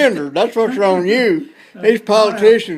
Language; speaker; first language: English; native; English